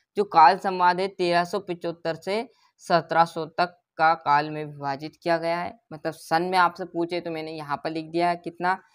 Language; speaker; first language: Hindi; native; Hindi